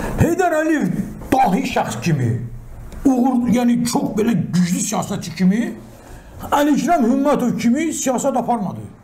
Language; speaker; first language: Azerbaijani; non-native, local second language; Talysh